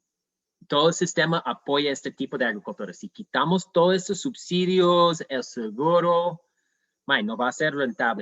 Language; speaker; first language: Spanish; non-native, fluent; English